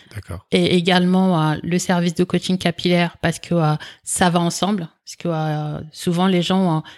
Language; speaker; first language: French; native; French